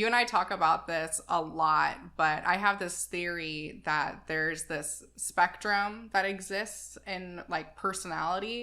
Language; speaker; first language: English; native; English